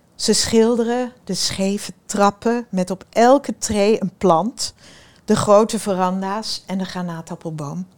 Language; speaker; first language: Dutch; early bilingual, other home language; Swedish